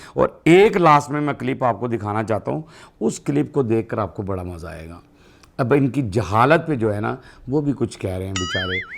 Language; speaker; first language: Urdu; non-native, local second language; Punjabi